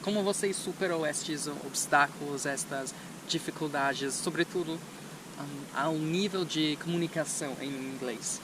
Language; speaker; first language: Portuguese; non-native, fluent; English